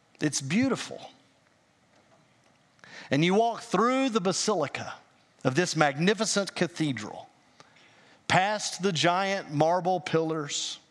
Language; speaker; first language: English; native; English